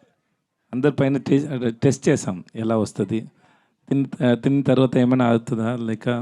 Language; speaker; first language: Telugu; non-native, learner; Tamil